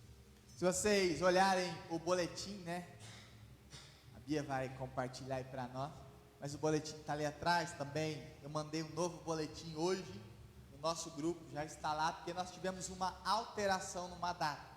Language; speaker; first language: Portuguese; native; Portuguese